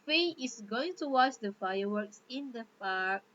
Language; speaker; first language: English; non-native, local second language; Malay